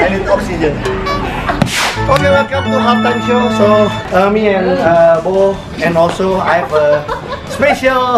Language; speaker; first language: English; non-native, fluent; Indonesian